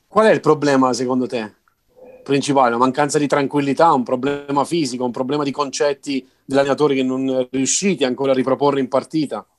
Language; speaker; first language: Italian; native; Italian